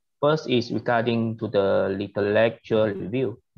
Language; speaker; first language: English; non-native, learner; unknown